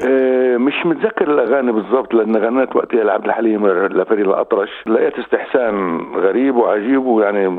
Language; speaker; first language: Arabic; native; Arabic